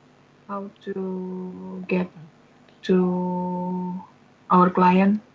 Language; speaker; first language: English; non-native, learner; Indonesian